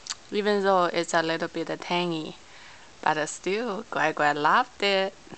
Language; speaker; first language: English; non-native, fluent; Chinese